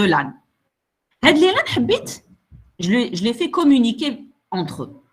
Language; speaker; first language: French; non-native, local second language; Arabic